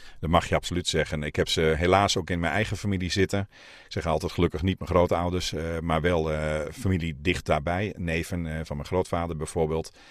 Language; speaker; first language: Dutch; native; Dutch